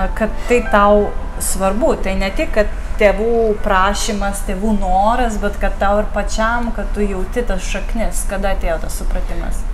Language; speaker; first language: Lithuanian; native; Lithuanian